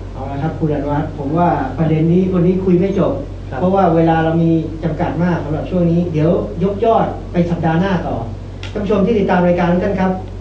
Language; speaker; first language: Thai; native; Thai